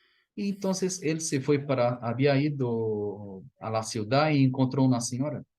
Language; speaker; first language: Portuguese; non-native, learner; Spanish